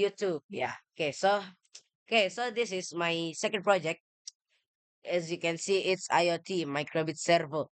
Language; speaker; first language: English; non-native, learner; Indonesian